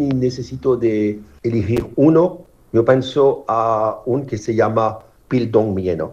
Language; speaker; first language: Spanish; non-native, learner; French